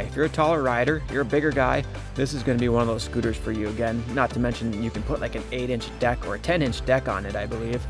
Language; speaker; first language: English; native; English